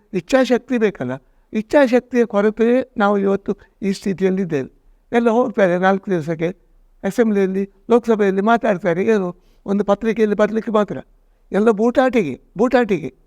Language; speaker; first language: Kannada; non-native, local second language; Tulu